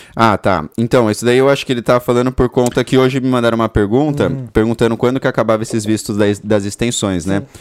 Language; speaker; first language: Portuguese; native; Portuguese